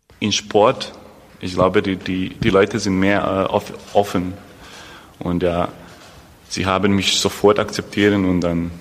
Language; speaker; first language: German; non-native, learner; Bosnian